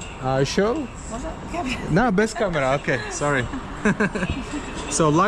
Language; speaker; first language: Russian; non-native, learner; Azerbaijani